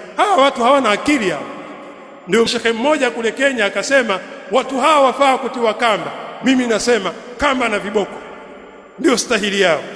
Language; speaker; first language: Swahili; native; Swahili